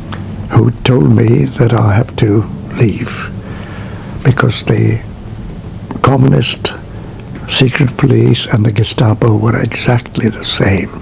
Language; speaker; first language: English; non-native, fluent; Czech